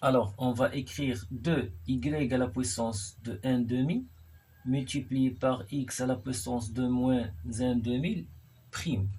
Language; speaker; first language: French; non-native, local second language; Arabic